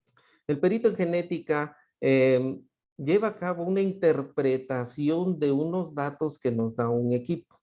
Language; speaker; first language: Spanish; native; Spanish